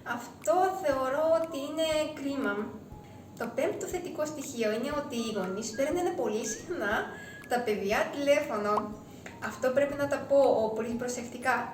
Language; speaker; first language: Greek; non-native, fluent; Japanese